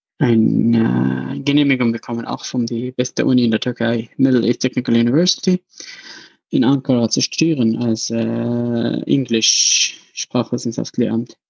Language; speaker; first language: German; non-native, learner; Arabic